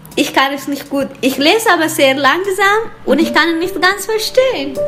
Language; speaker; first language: German; non-native, learner; Tigrinya